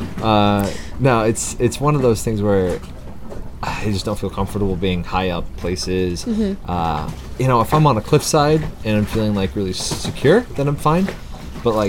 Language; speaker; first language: English; native; English